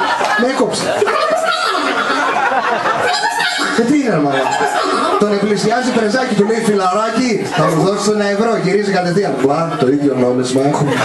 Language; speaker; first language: Greek; native; Greek